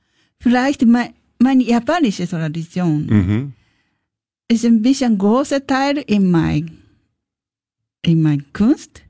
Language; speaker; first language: German; non-native, learner; Japanese